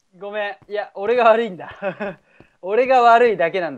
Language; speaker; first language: Japanese; native; Japanese